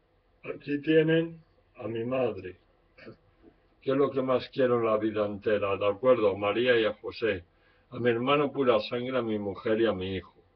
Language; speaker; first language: Spanish; native; Spanish